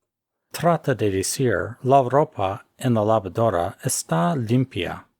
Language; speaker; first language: Spanish; non-native, fluent; English